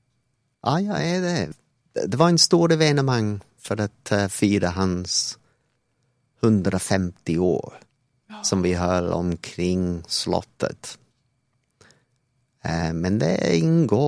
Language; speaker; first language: Swedish; non-native, fluent; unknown